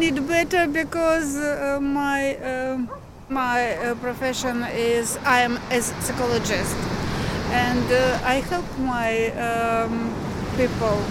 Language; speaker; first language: English; non-native, learner; Ukrainian